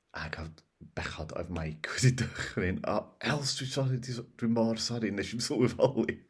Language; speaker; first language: Welsh; native; Welsh